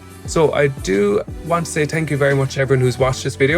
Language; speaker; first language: English; native; English